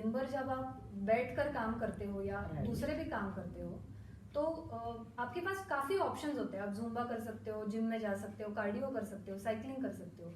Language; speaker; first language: Hindi; non-native, local second language; Marathi